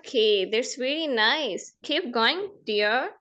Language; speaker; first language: English; non-native, fluent; Urdu